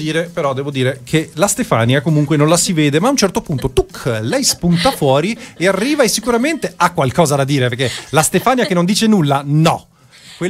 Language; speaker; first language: Italian; native; Italian